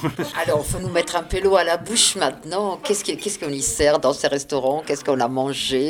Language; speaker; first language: French; native; French